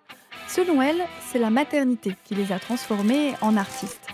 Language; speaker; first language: French; native; French